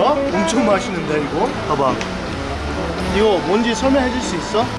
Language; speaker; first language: Korean; non-native, fluent; English